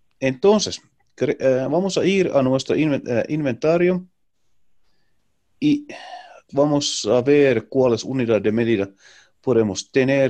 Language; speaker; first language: Spanish; non-native, learner; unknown